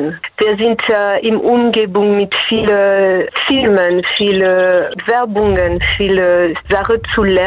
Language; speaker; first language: German; non-native, fluent; French